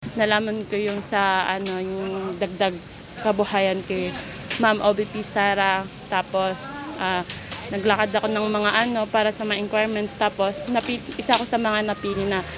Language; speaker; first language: Filipino; non-native, local second language; Maranao